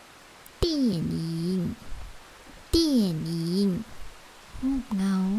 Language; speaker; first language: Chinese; non-native, fluent; Lao